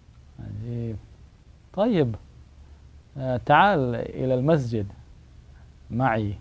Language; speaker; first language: Arabic; non-native, learner; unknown